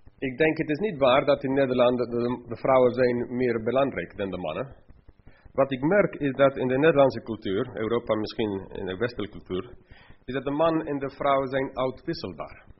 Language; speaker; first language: Dutch; non-native, fluent; English